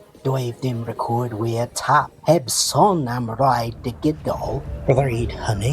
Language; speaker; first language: Welsh; non-native, learner; English